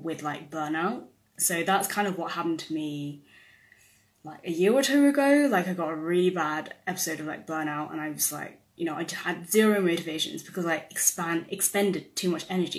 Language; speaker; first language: English; native; English